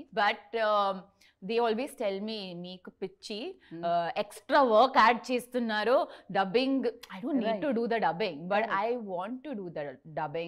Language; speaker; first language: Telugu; non-native, learner; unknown